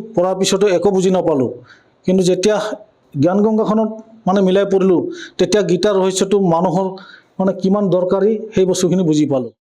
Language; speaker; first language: Assamese; native; Assamese